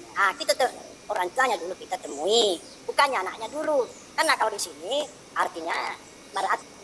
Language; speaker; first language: Indonesian; non-native, local second language; Buginese